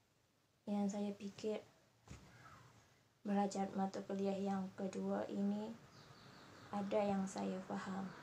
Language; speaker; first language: Indonesian; non-native, learner; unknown